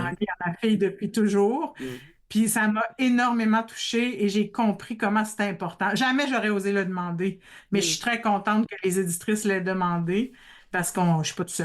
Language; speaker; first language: French; native; French